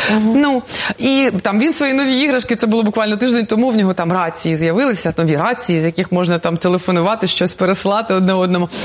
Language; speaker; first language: Ukrainian; non-native, local second language; Russian